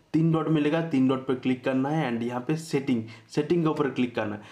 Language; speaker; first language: Hindi; native; Hindi